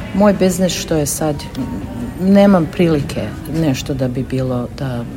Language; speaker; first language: Serbian; early bilingual, heritage; Serbian